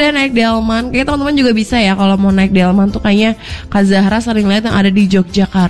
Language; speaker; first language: Indonesian; native; Indonesian